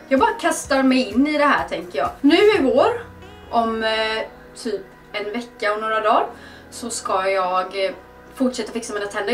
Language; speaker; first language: Swedish; native; Swedish